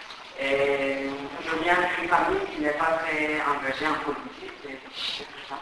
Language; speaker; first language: French; non-native, fluent; Turkish